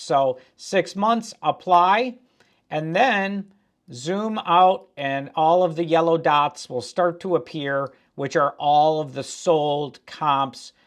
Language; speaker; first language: English; native; English